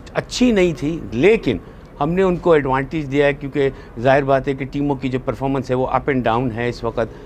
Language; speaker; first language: Urdu; native; Urdu